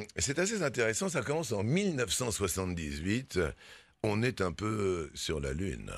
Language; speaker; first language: French; native; French